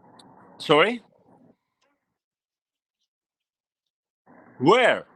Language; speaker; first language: English; non-native, learner; Romanian